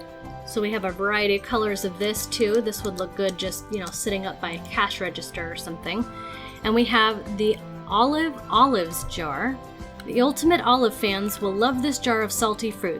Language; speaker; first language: English; native; English